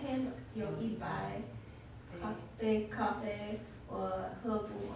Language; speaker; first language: Chinese; non-native, learner; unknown